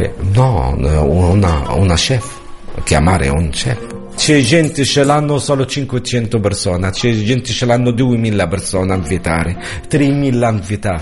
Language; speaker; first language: Italian; non-native, learner; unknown